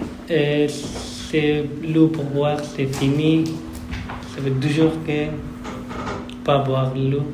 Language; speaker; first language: French; non-native, learner; Persian